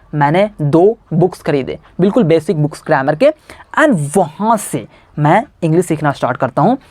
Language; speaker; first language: Hindi; native; Hindi